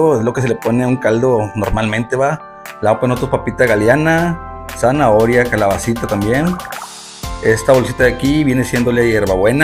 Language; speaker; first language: Spanish; native; Spanish